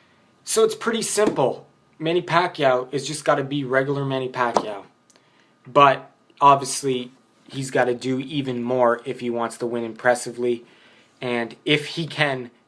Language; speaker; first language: English; native; English